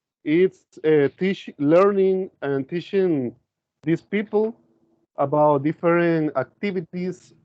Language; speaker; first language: English; non-native, learner; Spanish